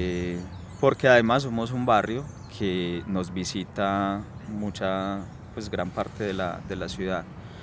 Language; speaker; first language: Spanish; native; Spanish